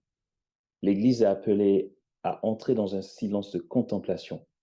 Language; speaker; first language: French; native; French